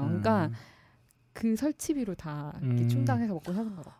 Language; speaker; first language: Korean; native; Korean